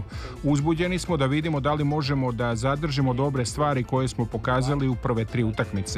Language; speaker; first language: Serbian; native; Serbian